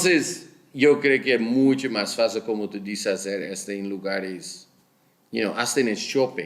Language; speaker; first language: Spanish; non-native, fluent; Portuguese